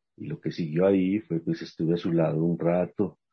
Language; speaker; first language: Spanish; native; Spanish